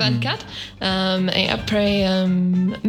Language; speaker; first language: French; non-native, learner; English